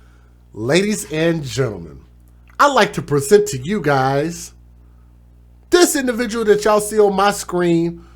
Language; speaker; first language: English; native; English